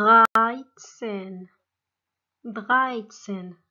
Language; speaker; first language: German; non-native, fluent; Arabic